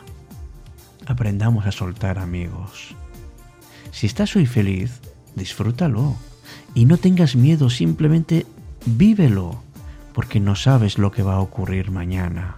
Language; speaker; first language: Spanish; native; Spanish